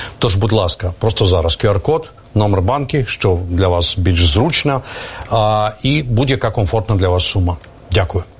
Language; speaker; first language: Ukrainian; native; Ukrainian